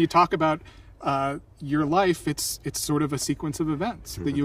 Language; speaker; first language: English; native; English